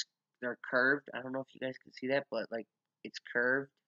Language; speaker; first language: English; native; English